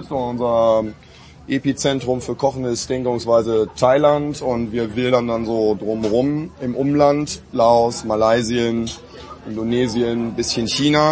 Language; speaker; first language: German; native; German